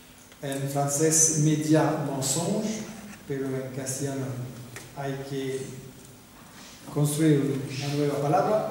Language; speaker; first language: Spanish; non-native, fluent; French